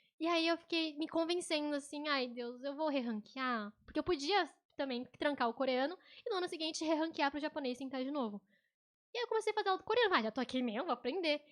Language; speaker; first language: Portuguese; native; Portuguese